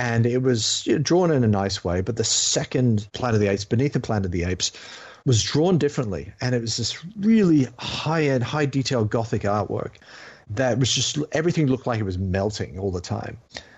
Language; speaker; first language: English; native; English